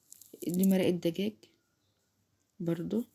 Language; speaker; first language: Arabic; native; Arabic